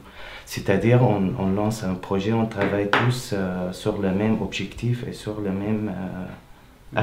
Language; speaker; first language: French; non-native, fluent; Arabic